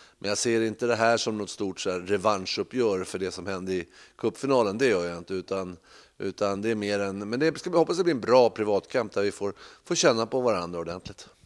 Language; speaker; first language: Swedish; native; Swedish